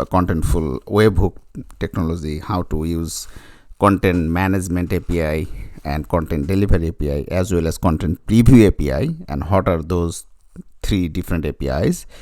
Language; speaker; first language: English; non-native, fluent; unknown